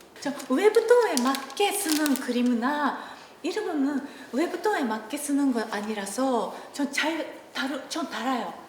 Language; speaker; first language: Korean; non-native, learner; Japanese